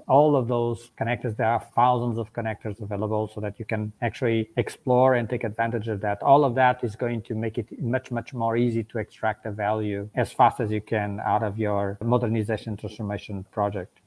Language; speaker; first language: English; non-native, fluent; Portuguese